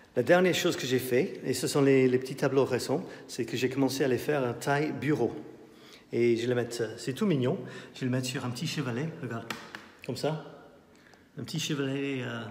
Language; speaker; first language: French; non-native, fluent; English